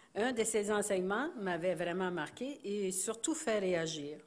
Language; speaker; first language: French; native; French